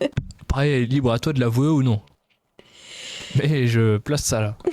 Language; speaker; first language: French; native; French